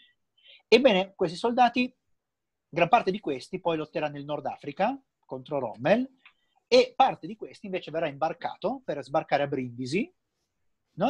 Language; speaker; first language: Italian; non-native, fluent; Polish